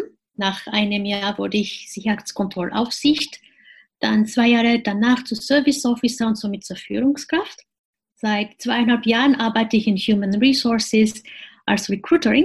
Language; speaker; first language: German; non-native, fluent; Japanese